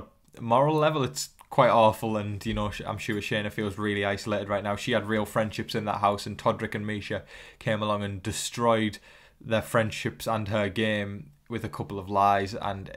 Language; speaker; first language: English; native; English